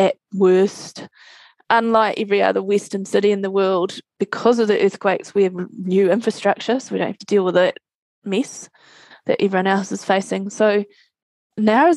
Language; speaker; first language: English; native; English